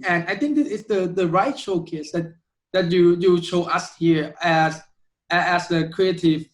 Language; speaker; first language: English; non-native, fluent; Thai